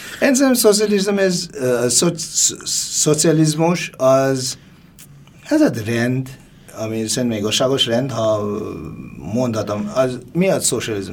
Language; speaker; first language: Hungarian; non-native, fluent; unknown